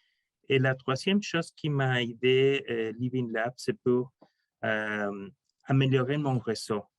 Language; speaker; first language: French; non-native, learner; Spanish